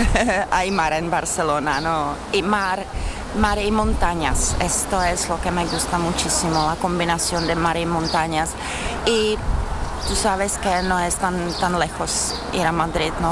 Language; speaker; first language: Spanish; non-native, fluent; Czech